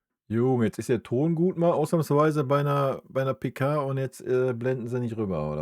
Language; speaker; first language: German; native; German